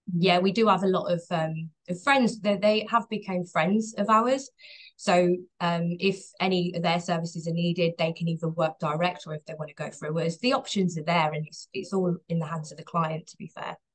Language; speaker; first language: English; native; English